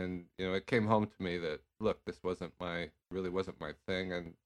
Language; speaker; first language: English; native; English